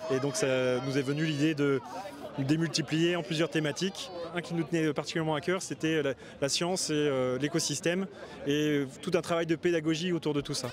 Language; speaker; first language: French; native; French